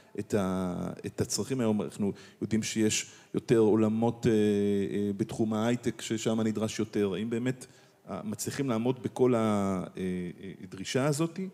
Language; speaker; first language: Hebrew; native; Hebrew